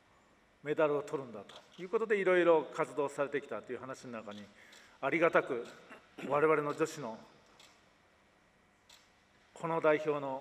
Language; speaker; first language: Japanese; native; Japanese